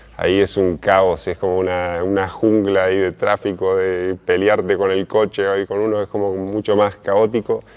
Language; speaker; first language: Spanish; native; Spanish